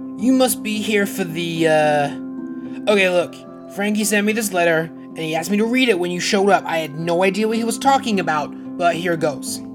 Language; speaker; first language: English; native; English